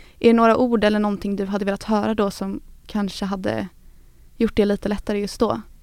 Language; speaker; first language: Swedish; native; Swedish